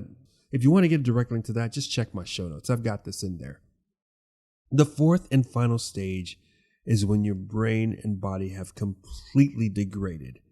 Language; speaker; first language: English; native; English